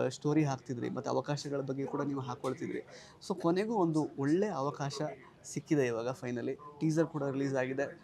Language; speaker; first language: Kannada; native; Kannada